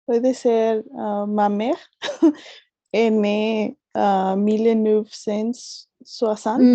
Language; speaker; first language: French; non-native, learner; Spanish